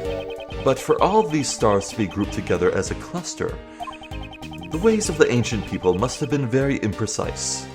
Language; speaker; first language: English; native; English